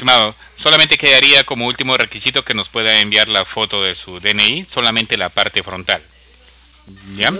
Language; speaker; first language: Spanish; native; Spanish